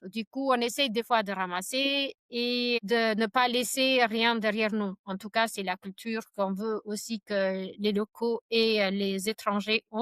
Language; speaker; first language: French; non-native, fluent; Albanian